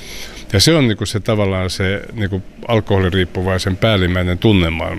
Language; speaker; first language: Finnish; native; Finnish